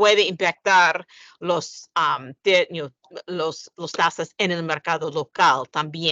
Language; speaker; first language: Spanish; non-native, fluent; English